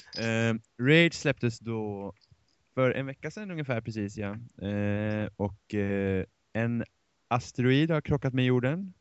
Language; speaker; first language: Swedish; native; Swedish